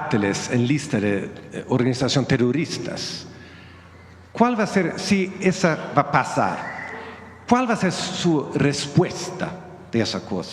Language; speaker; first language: Spanish; non-native, fluent; Swedish